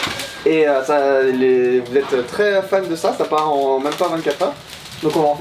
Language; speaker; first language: French; native; French